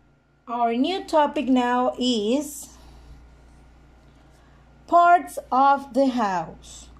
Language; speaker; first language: English; non-native, fluent; Spanish